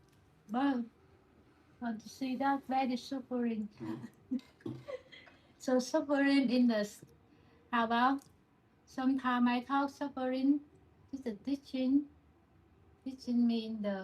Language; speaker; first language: English; non-native, learner; Vietnamese